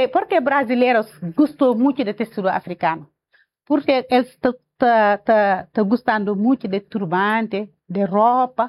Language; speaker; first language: Portuguese; non-native, learner; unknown